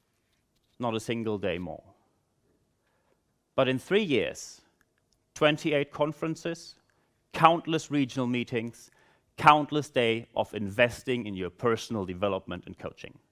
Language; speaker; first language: English; non-native, fluent; German